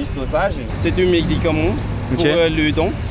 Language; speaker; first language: French; non-native, local second language; Malagasy